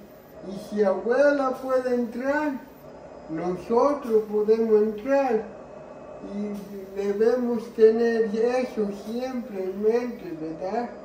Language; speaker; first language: Spanish; early bilingual, heritage; Spanish